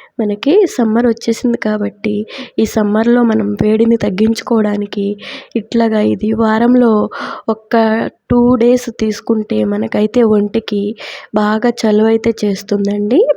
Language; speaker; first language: Telugu; native; Telugu